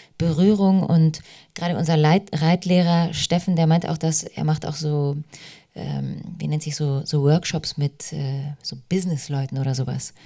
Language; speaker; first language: German; early bilingual, other home language; Polish